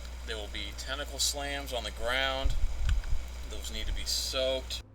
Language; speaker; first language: English; native; English